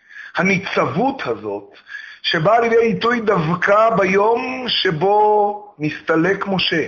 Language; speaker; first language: Hebrew; native; Hebrew